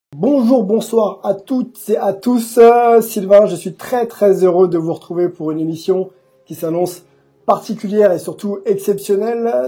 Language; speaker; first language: French; native; French